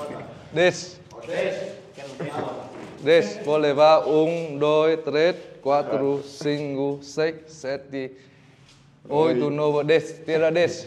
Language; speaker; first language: Portuguese; non-native, learner; Vietnamese